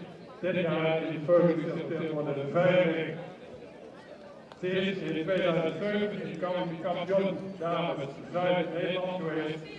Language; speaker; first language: Dutch; native; Dutch